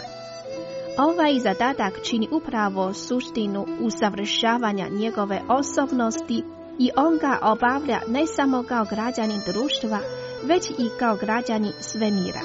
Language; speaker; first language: Croatian; non-native, fluent; Chinese